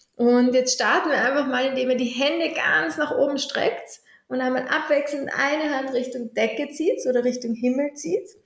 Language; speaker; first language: German; native; German